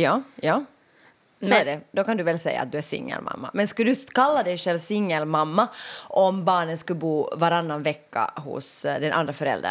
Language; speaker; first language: Swedish; native; Swedish